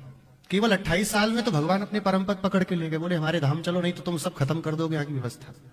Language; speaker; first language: Hindi; native; Hindi